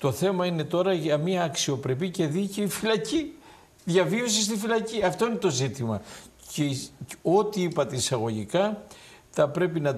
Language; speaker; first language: Greek; native; Greek